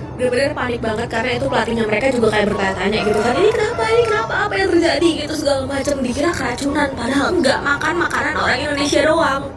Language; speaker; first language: Indonesian; native; Indonesian